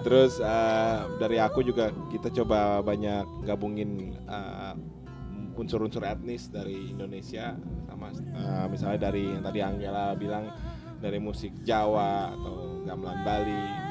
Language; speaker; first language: Indonesian; native; Indonesian